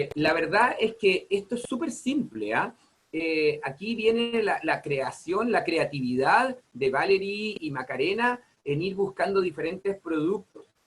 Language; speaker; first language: Spanish; native; Spanish